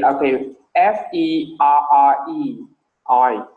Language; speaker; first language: English; non-native, learner; Vietnamese